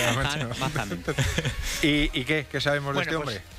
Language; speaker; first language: Spanish; native; Spanish